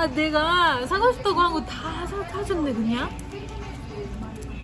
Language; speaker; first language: Korean; non-native, fluent; Turkish